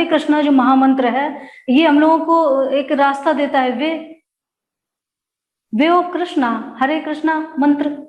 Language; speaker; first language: Hindi; native; Hindi